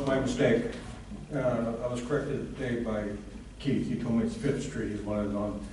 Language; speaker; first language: English; native; English